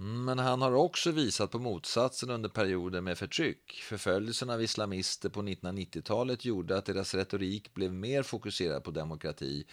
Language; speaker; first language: Swedish; native; Swedish